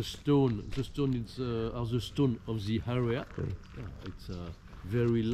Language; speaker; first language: English; non-native, learner; French